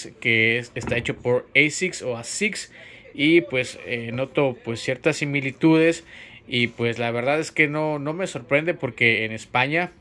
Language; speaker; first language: Spanish; native; Spanish